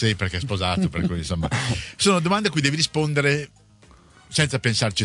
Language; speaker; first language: Italian; native; Italian